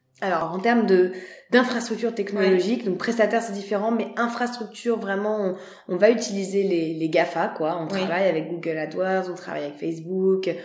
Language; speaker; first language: French; native; French